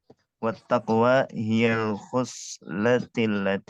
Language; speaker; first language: Arabic; non-native, learner; Indonesian